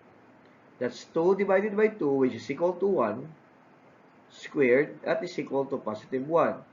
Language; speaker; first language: English; non-native, local second language; Filipino